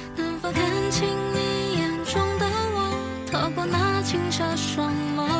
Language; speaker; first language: Chinese; native; Chinese